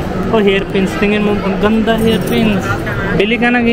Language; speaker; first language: Filipino; non-native, learner; Hindi